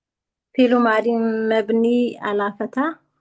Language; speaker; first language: Arabic; non-native, learner; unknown